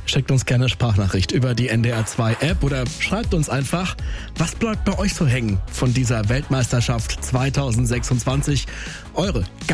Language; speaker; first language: German; native; German